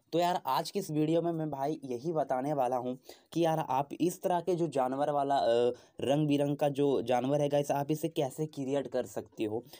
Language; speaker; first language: Hindi; native; Hindi